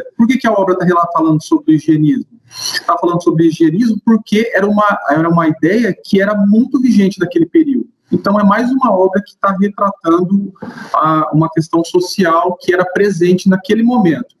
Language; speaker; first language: Portuguese; native; Portuguese